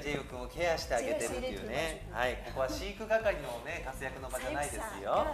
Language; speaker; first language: Japanese; native; Japanese